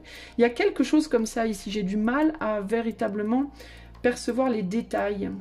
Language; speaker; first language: French; native; French